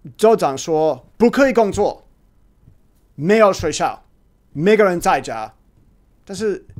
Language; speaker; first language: Chinese; non-native, learner; English